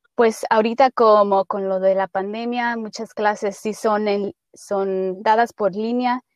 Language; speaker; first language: Spanish; early bilingual, heritage; Spanish